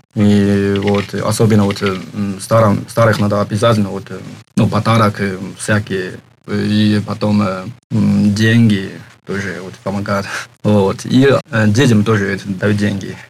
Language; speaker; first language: Russian; non-native, learner; Chinese